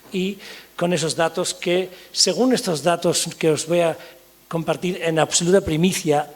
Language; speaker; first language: Spanish; early bilingual, other home language; English